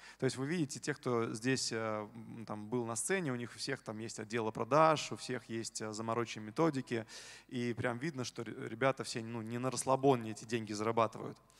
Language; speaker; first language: Russian; native; Russian